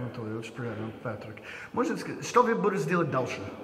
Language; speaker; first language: Russian; non-native, learner; English